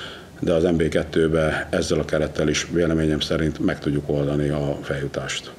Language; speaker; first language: Hungarian; native; Hungarian